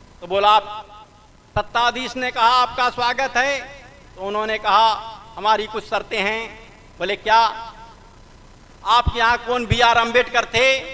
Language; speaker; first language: Hindi; native; Hindi